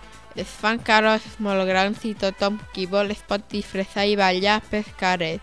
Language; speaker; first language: Catalan; early bilingual, other home language; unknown